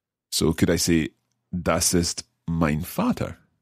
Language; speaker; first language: German; non-native, learner; English